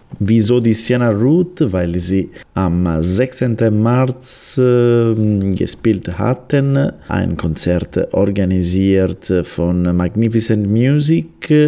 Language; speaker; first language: German; non-native, learner; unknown